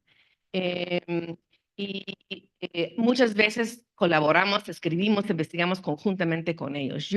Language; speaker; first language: Spanish; non-native, fluent; English